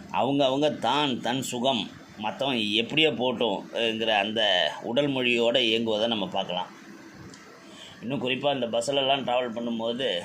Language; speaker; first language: Tamil; native; Tamil